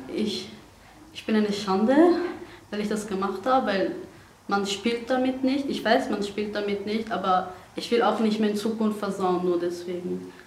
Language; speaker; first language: German; non-native, fluent; Persian